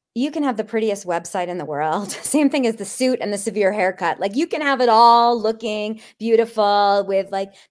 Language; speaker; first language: English; native; English